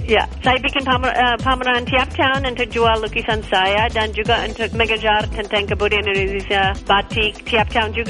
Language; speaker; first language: Indonesian; non-native, learner; English